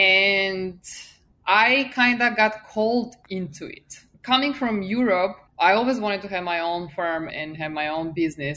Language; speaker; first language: English; non-native, fluent; Serbian